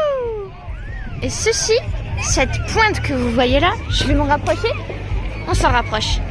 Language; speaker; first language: French; native; French